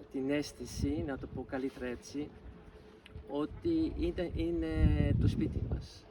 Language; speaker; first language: Greek; non-native, fluent; Dutch